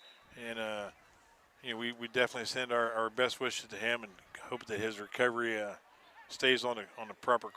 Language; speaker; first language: English; native; English